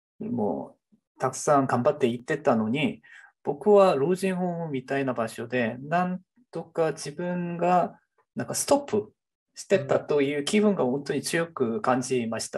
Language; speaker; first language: Japanese; non-native, fluent; Korean